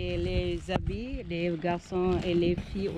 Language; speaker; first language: French; non-native, learner; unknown